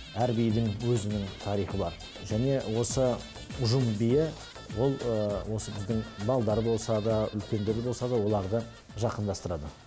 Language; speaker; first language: Kazakh; non-native, local second language; Turkish